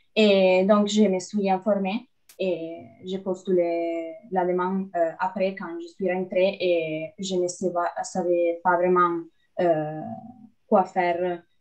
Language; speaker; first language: French; non-native, fluent; Italian